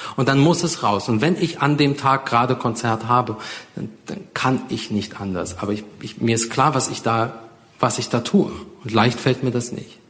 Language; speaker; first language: German; early bilingual, other home language; Russian